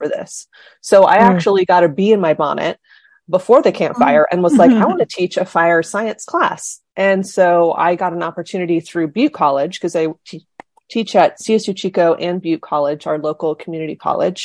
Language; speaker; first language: English; native; English